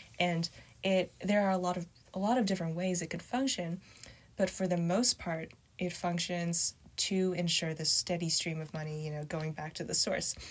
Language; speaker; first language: English; early bilingual, other home language; Chinese